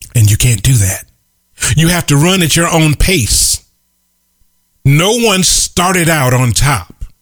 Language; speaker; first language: English; native; English